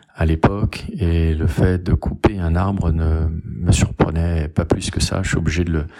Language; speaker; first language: French; native; French